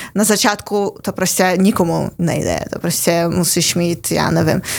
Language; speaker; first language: Czech; non-native, fluent; Russian